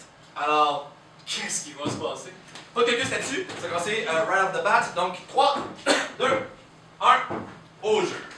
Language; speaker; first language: French; native; French